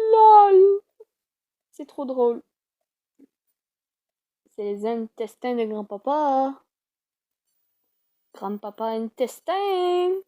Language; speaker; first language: French; native; French